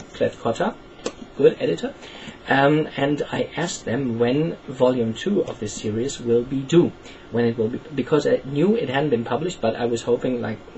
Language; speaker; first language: English; non-native, fluent; German